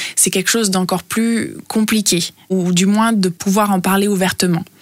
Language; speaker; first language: French; early bilingual, heritage; Italian